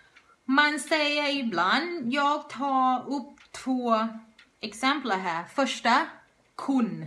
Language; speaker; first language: Swedish; non-native, fluent; Thai